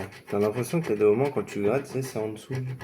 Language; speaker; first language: French; native; French